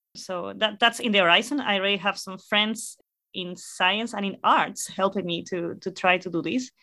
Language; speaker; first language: English; non-native, fluent; Spanish